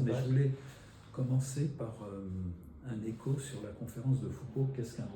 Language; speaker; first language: French; native; French